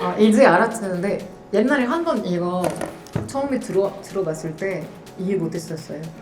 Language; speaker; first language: Korean; non-native, fluent; French